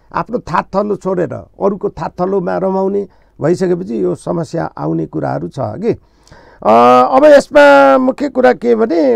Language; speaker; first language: Nepali; non-native, local second language; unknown